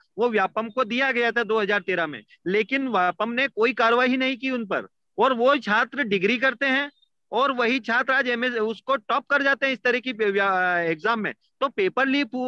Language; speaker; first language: Hindi; native; Hindi